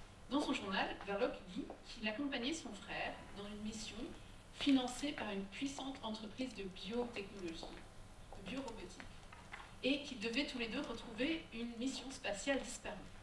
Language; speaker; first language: French; native; French